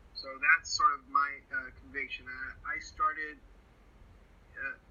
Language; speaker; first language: English; non-native, fluent; Spanish